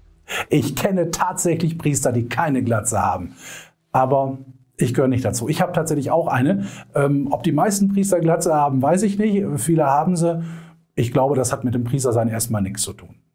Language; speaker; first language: German; native; German